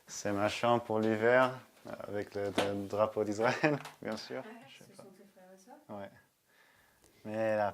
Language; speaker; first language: French; non-native, fluent; Hebrew